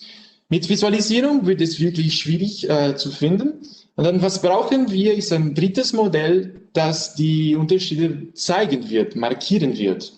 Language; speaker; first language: German; non-native, learner; French